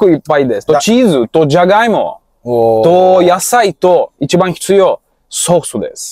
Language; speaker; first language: Japanese; non-native, learner; Russian